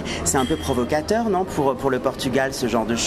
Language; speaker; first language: French; native; French